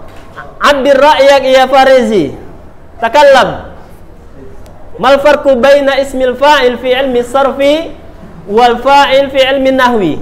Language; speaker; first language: Arabic; non-native, fluent; Indonesian